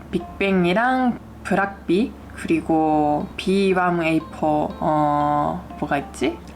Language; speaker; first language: Korean; non-native, fluent; Japanese